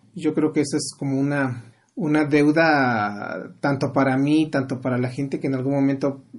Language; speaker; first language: Spanish; non-native, local second language; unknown